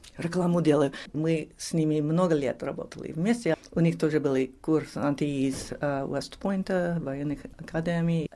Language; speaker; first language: Russian; non-native, fluent; English